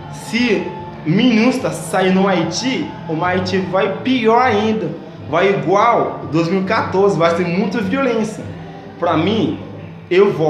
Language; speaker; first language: Portuguese; non-native, learner; Haitian Creole